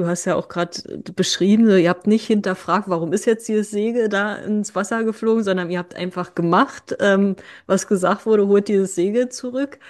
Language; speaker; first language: German; native; German